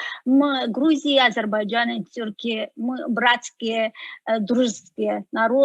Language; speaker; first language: Russian; non-native, fluent; Azerbaijani